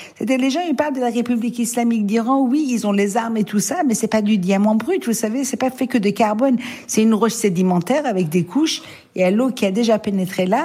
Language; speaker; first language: French; non-native, fluent; Persian